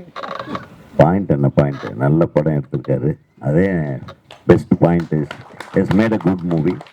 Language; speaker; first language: Tamil; native; Tamil